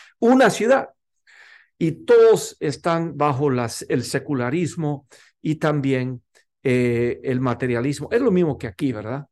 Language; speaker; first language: Spanish; non-native, local second language; English